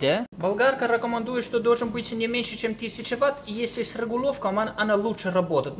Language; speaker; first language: Russian; non-native, learner; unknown